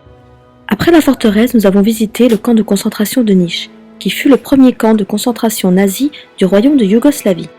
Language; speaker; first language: French; native; French